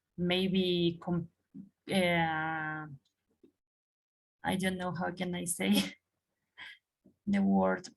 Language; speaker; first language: English; non-native, learner; Spanish